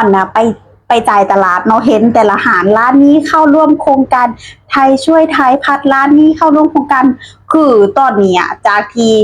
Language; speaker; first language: Thai; non-native, local second language; Lao